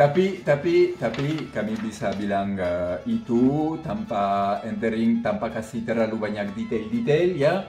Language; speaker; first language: Indonesian; non-native, fluent; French